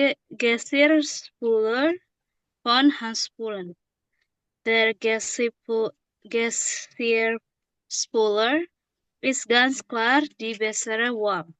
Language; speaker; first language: German; non-native, learner; Indonesian